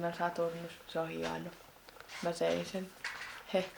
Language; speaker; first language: Finnish; native; Finnish